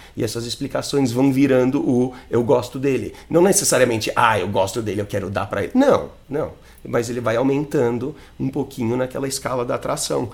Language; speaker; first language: Portuguese; non-native, fluent; English